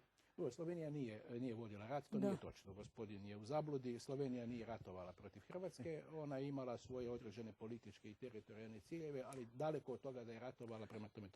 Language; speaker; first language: Croatian; native; Croatian